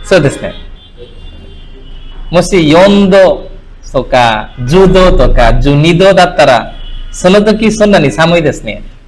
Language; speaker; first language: Japanese; non-native, fluent; Bangla